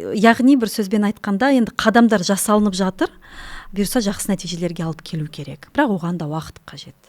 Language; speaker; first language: Kazakh; non-native, local second language; Russian